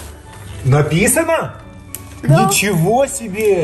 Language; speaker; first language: Russian; native; Russian